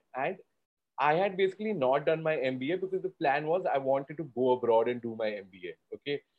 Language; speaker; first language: English; non-native, local second language; Gujarati